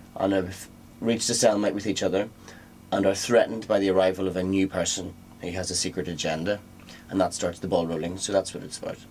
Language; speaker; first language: English; native; English